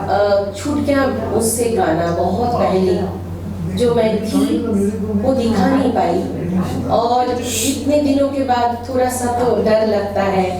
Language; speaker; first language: Hindi; non-native, local second language; Bangla